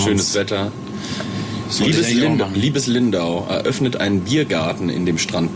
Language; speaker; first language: German; native; German